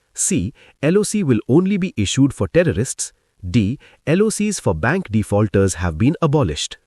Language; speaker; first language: English; non-native, local second language; Hindi